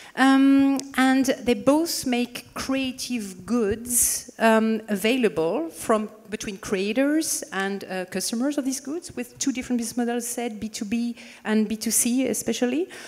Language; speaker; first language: English; non-native, fluent; French